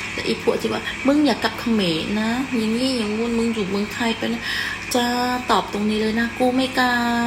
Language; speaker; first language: Thai; non-native, fluent; Khmer